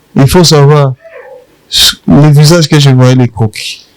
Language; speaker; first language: French; non-native, local second language; Rundi